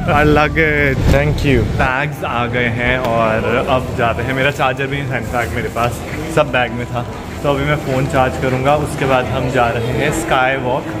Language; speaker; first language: Hindi; native; Hindi